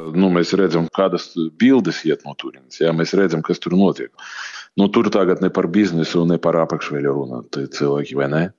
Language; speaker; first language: Latvian; native; Latvian